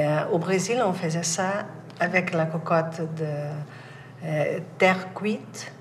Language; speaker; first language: French; non-native, fluent; Portuguese